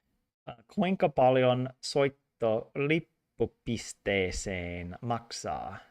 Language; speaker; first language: Finnish; non-native, learner; English